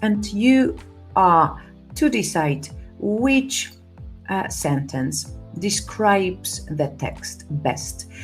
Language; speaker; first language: English; non-native, fluent; Polish